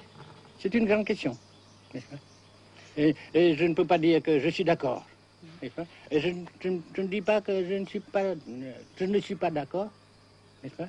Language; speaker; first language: French; non-native, local second language; Vietnamese